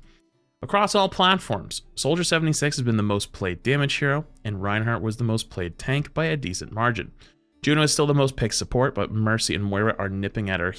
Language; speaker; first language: English; native; English